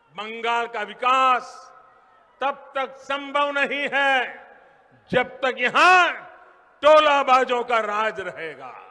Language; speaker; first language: Hindi; non-native, local second language; Gujarati